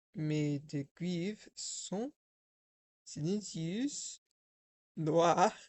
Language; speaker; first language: French; non-native, learner; English